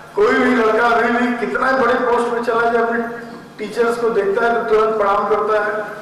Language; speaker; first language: Hindi; native; Hindi